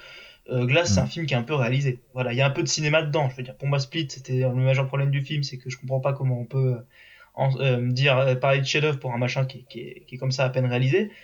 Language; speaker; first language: French; native; French